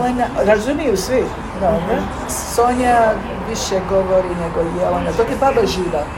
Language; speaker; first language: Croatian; early bilingual, heritage; Serbian